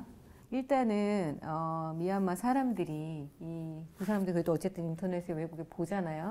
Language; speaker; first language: Korean; native; Korean